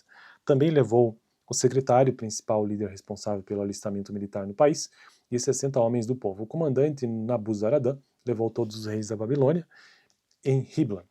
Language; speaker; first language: Portuguese; native; Portuguese